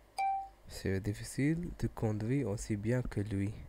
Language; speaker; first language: French; non-native, learner; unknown